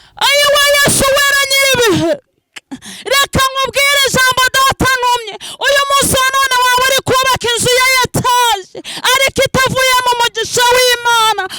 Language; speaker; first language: Kinyarwanda; non-native, local second language; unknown